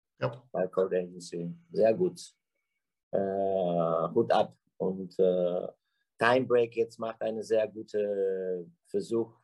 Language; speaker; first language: German; non-native, fluent; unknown